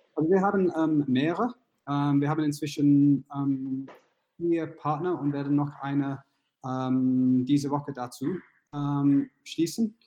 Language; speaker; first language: German; non-native, fluent; English